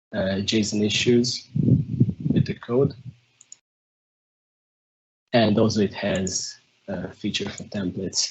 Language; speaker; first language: English; non-native, fluent; Hungarian